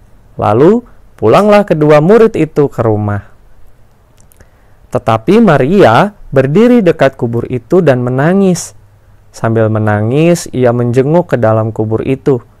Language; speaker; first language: Indonesian; native; Indonesian